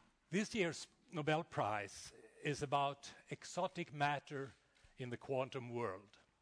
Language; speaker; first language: English; non-native, fluent; Swedish